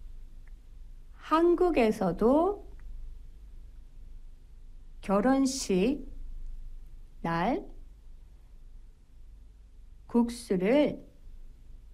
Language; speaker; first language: English; non-native, fluent; Korean